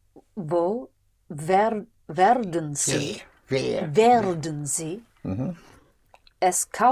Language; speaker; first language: German; non-native, learner; English